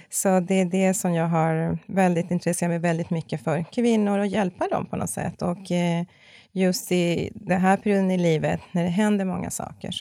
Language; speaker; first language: Swedish; early bilingual, other home language; Spanish